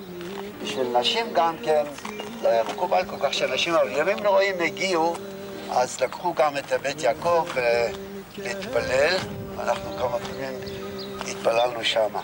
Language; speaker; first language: Hebrew; non-native, fluent; Yiddish